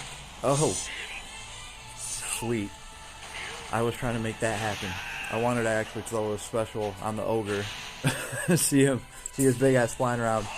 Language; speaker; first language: English; native; English